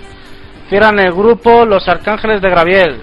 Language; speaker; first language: Spanish; native; Spanish